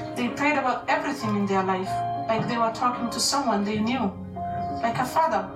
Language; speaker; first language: English; non-native, fluent; Somali